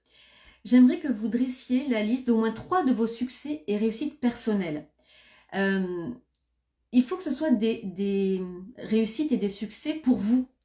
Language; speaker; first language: French; native; French